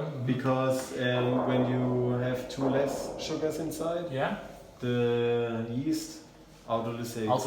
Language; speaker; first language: English; non-native, learner; German